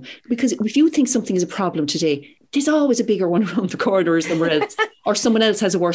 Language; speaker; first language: English; native; English